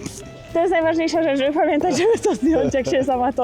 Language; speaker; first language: Polish; native; Polish